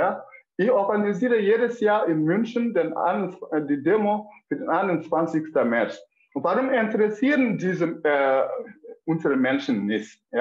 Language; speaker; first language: German; non-native, fluent; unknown